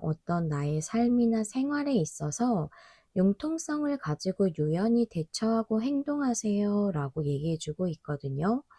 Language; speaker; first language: Korean; native; Korean